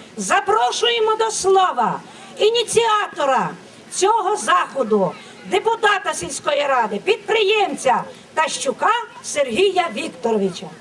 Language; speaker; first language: Ukrainian; native; Ukrainian